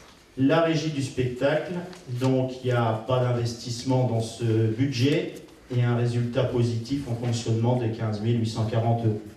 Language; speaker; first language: French; native; French